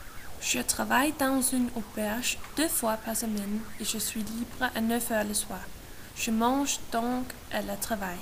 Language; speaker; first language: French; non-native, learner; Danish